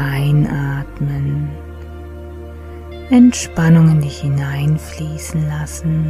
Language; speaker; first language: German; native; German